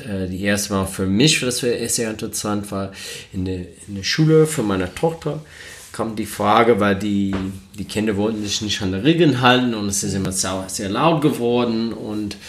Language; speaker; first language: German; non-native, learner; English